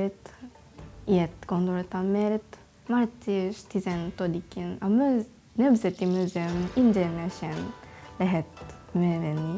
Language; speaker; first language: Hungarian; non-native, learner; Japanese